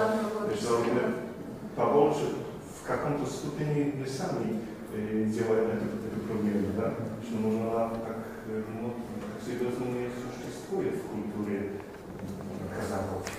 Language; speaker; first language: Russian; non-native, fluent; Polish